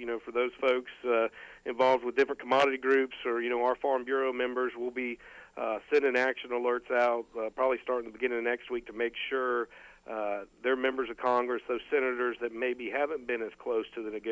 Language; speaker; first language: English; native; English